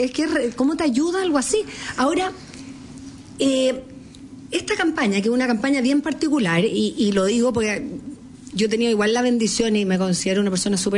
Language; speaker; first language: Spanish; native; Spanish